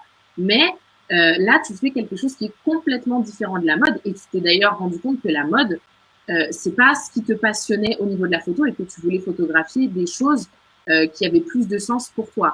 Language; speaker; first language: French; native; French